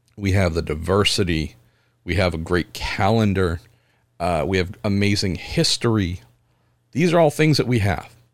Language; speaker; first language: English; native; English